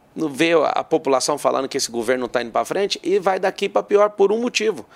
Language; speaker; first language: Portuguese; native; Portuguese